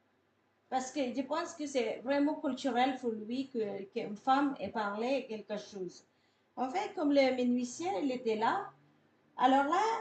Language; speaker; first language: French; non-native, fluent; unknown